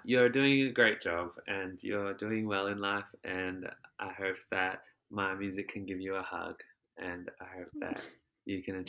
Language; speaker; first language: English; native; English